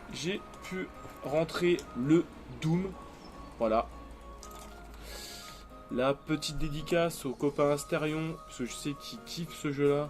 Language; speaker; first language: French; native; French